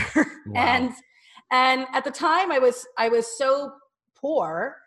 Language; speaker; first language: English; native; English